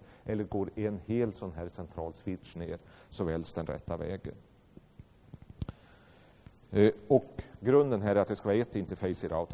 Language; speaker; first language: Swedish; native; Swedish